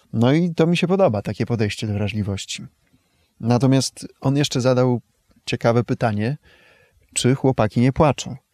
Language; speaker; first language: Polish; native; Polish